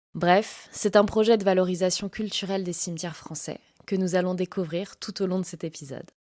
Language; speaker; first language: French; native; French